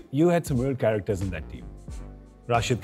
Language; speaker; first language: English; non-native, local second language; Hindi